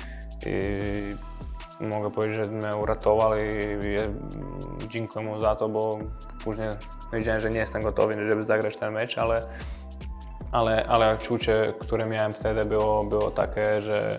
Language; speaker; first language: Polish; non-native, fluent; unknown